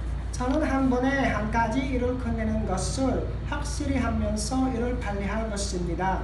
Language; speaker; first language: Korean; non-native, learner; Filipino